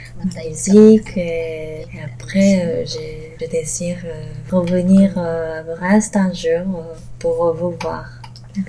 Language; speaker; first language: French; non-native, fluent; Japanese